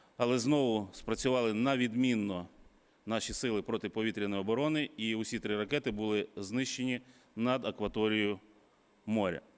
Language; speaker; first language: Ukrainian; native; Ukrainian